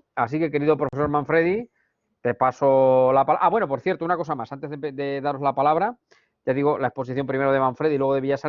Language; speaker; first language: Spanish; native; Spanish